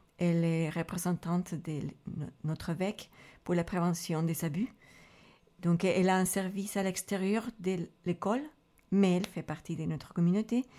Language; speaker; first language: French; non-native, fluent; Spanish